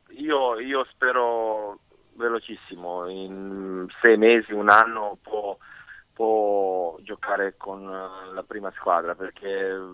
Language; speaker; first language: Italian; non-native, fluent; Serbian